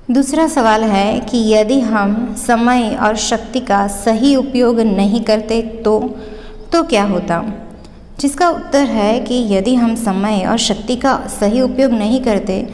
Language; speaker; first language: Hindi; non-native, local second language; Gujarati